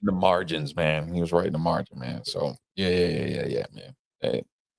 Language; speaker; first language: English; native; English